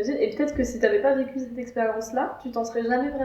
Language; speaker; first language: French; native; French